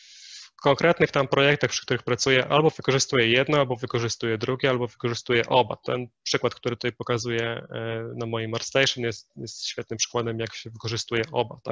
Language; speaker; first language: Polish; native; Polish